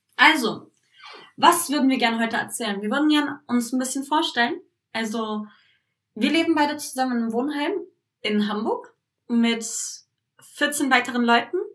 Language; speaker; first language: German; early bilingual, other home language; Turkish